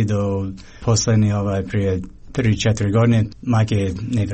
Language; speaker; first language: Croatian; non-native, fluent; English